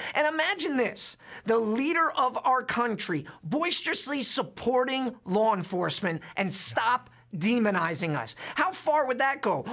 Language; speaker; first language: English; native; English